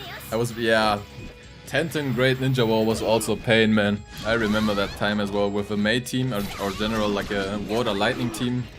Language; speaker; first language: English; non-native, fluent; German